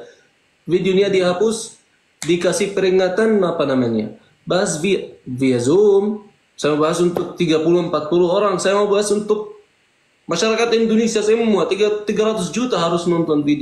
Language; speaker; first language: Indonesian; non-native, fluent; Arabic